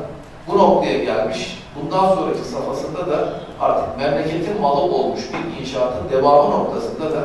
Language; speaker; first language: Turkish; native; Turkish